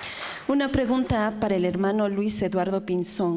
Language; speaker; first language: Spanish; native; Spanish